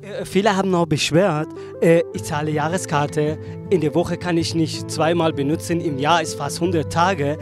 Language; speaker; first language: German; non-native, learner; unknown